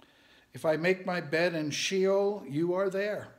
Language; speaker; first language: English; native; English